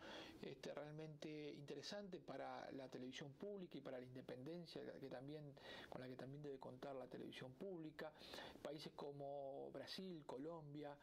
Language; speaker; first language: Spanish; native; Spanish